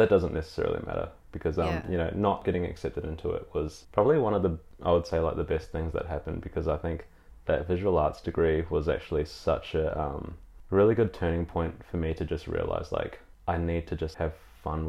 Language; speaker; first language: English; native; English